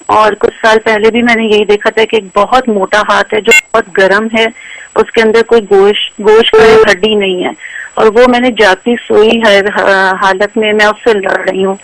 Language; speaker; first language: Urdu; native; Urdu